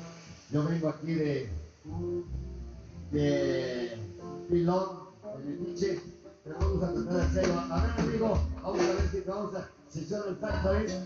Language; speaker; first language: Spanish; native; Spanish